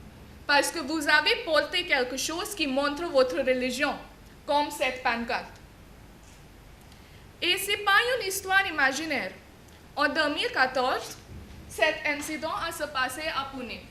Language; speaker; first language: French; non-native, fluent; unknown